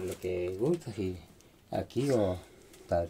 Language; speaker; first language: Spanish; non-native, local second language; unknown